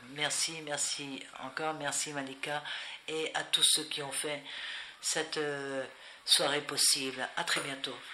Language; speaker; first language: French; non-native, fluent; Spanish